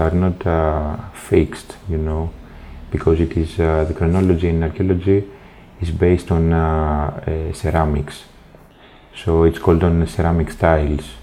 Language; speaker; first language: English; non-native, fluent; Greek